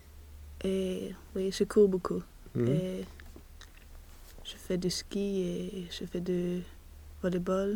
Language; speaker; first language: French; non-native, learner; Swedish